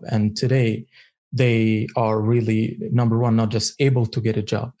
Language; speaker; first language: English; non-native, fluent; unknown